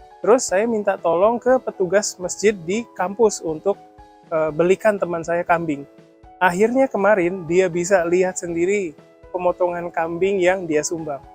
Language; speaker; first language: Indonesian; native; Indonesian